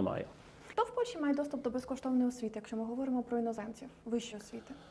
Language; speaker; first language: Ukrainian; native; Ukrainian